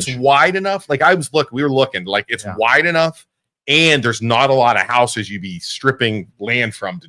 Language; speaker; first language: English; native; English